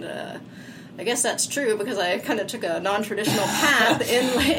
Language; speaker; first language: English; native; English